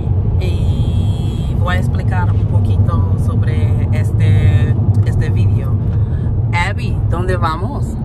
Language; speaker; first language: Spanish; non-native, learner; English